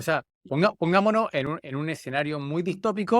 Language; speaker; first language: Spanish; native; Spanish